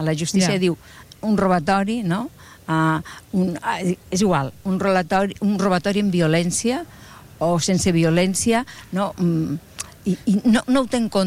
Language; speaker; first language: Catalan; native; Catalan